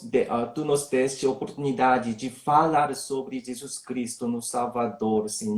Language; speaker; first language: Portuguese; non-native, learner; Korean